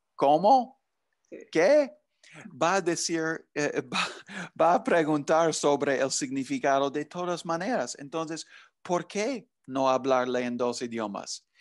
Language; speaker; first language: Spanish; non-native, fluent; English